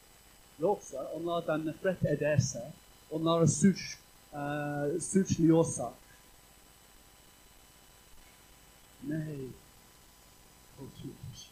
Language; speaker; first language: Turkish; non-native, fluent; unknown